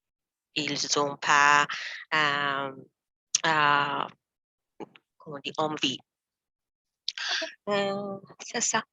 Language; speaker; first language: French; non-native, learner; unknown